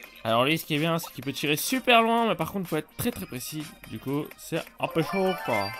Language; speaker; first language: French; native; French